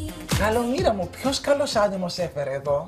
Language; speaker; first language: Greek; native; Greek